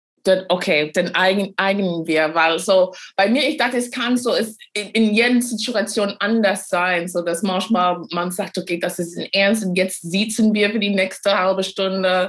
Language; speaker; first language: German; non-native, fluent; English